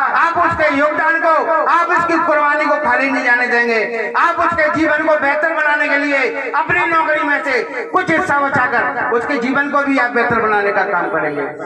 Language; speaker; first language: Hindi; native; Hindi